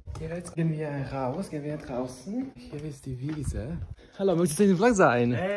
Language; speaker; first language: German; non-native, learner; Serbian